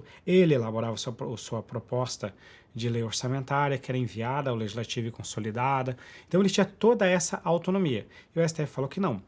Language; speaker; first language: Portuguese; native; Portuguese